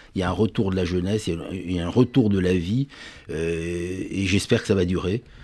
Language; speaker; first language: French; native; French